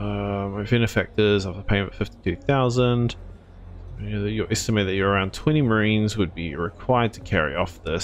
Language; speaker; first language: English; native; English